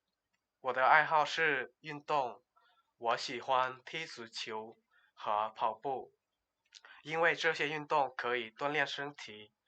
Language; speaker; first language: Chinese; non-native, learner; Lao